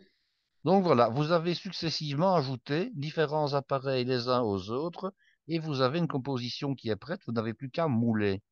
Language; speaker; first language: French; native; French